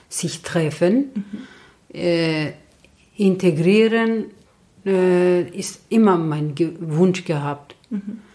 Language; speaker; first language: German; non-native, fluent; Turkish